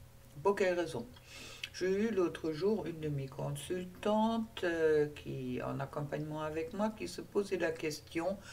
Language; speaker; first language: French; non-native, fluent; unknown